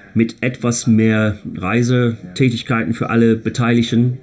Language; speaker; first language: German; non-native, fluent; English